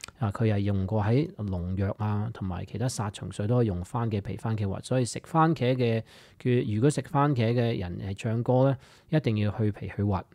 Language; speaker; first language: Cantonese; early bilingual, heritage; English